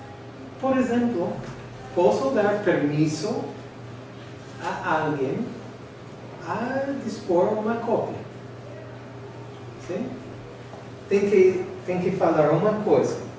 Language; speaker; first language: Portuguese; non-native, fluent; English